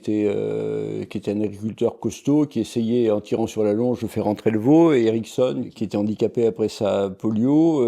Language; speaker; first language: French; native; French